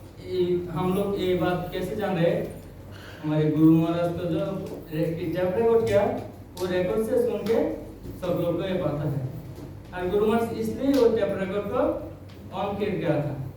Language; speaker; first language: Hindi; non-native, local second language; Bangla